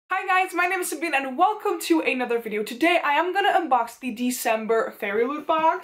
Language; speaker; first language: English; non-native, fluent; Dutch